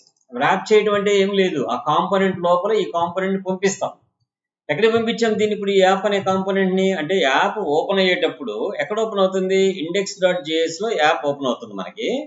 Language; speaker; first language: Telugu; native; Telugu